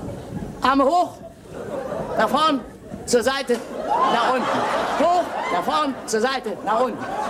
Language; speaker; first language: German; native; German